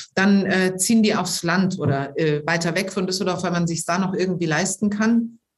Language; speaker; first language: German; native; German